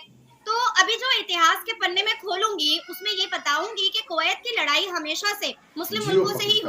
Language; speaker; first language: Hindi; native; Hindi